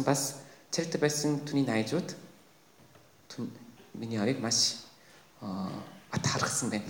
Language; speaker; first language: Mongolian; non-native, fluent; Korean